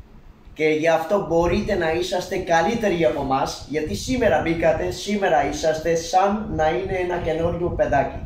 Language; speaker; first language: Greek; non-native, learner; Urdu